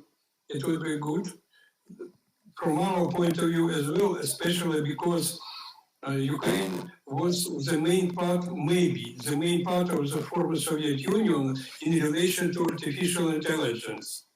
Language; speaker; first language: English; non-native, fluent; Ukrainian